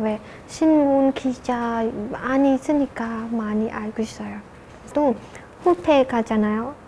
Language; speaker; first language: Korean; non-native, learner; Khmer